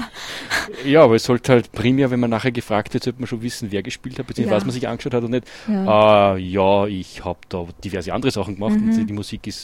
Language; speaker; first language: German; native; German